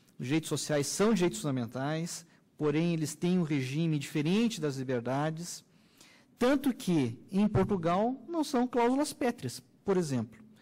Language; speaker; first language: Portuguese; native; Portuguese